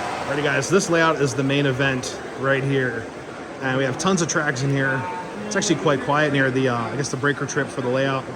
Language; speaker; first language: English; native; English